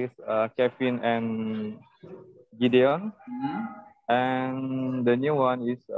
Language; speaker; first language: English; non-native, learner; Indonesian